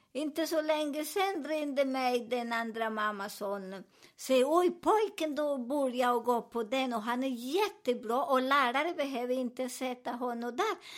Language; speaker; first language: Swedish; non-native, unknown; Spanish